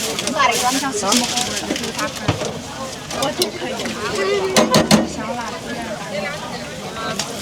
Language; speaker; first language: Chinese; native; Chinese